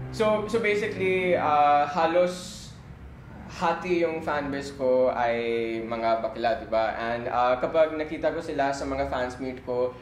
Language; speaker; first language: Filipino; non-native, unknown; Hindi